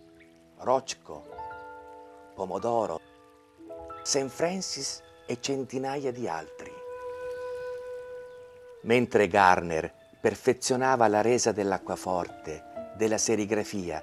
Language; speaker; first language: Italian; native; Italian